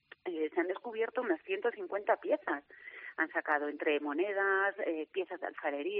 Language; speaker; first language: Spanish; native; Spanish